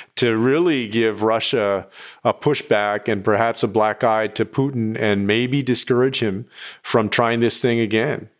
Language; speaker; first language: English; native; English